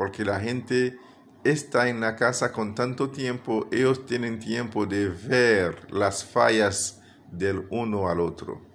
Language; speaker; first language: Spanish; non-native, fluent; Haitian Creole